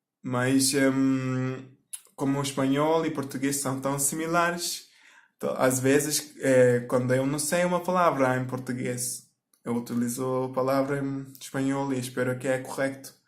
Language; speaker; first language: Portuguese; non-native, learner; Turkish